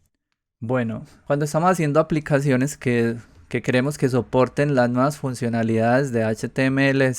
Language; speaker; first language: Spanish; native; Spanish